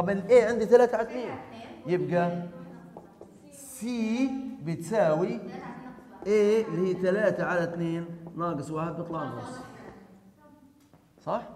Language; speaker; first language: Arabic; native; Arabic